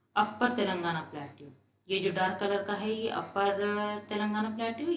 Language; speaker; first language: Hindi; non-native, local second language; Telugu